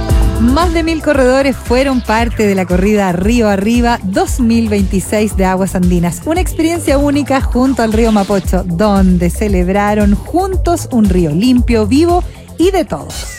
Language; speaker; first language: Spanish; native; Spanish